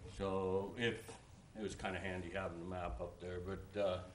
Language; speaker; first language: English; native; English